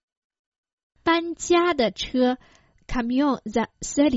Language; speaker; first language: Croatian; non-native, fluent; Chinese